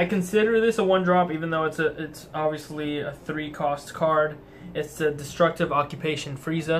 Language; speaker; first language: English; native; English